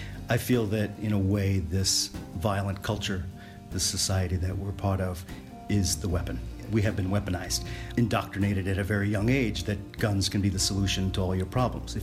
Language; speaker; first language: English; native; English